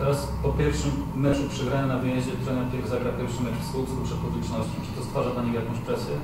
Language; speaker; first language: Polish; native; Polish